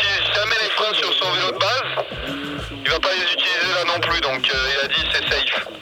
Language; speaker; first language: French; native; French